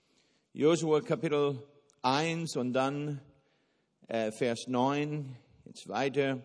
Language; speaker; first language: German; non-native, fluent; English